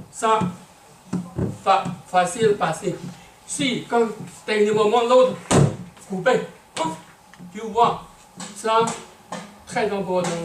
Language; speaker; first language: French; non-native, learner; Chinese